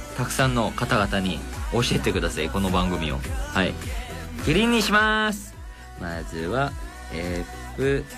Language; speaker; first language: Japanese; non-native, fluent; Korean